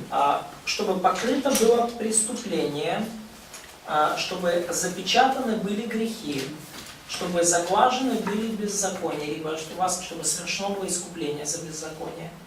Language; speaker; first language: Russian; native; Russian